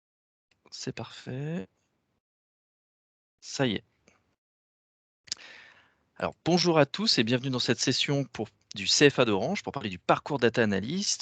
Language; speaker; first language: French; native; French